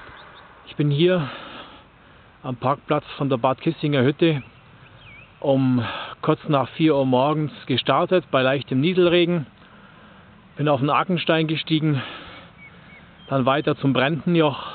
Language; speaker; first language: German; native; German